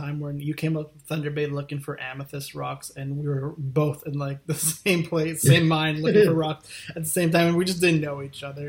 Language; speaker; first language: English; native; English